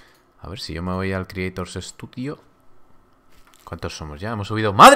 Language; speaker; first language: Spanish; native; Spanish